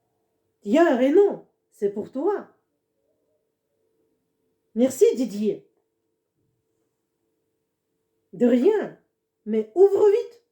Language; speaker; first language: French; non-native, fluent; Russian